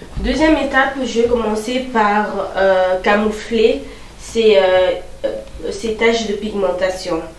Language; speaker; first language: French; non-native, local second language; Lingala